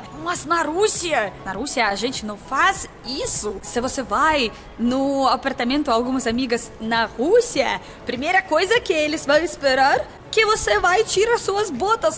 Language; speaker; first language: Portuguese; non-native, learner; Russian